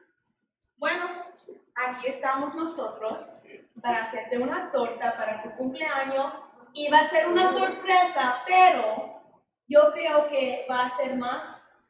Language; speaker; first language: Spanish; non-native, fluent; English